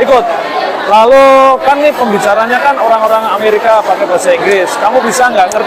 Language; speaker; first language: Indonesian; native; Indonesian